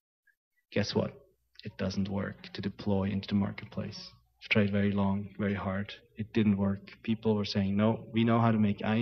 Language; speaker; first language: English; non-native, fluent; German